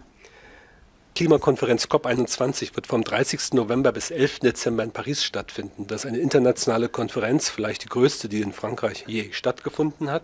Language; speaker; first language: German; native; German